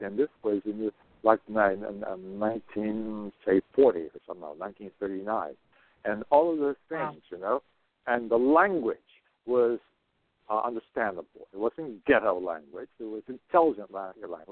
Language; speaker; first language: English; native; English